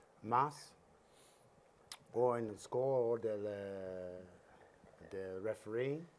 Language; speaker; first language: Spanish; non-native, learner; English